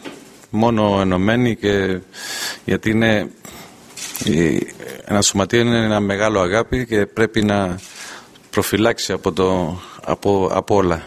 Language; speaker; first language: Greek; non-native, fluent; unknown